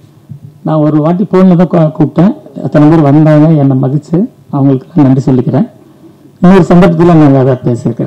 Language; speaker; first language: Tamil; native; Tamil